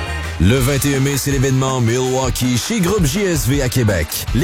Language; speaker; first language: French; native; French